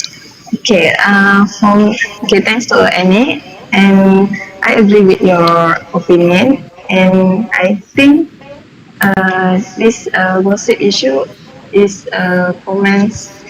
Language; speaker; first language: English; non-native, learner; Malay